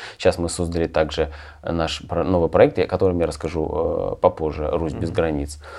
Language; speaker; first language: Russian; native; Russian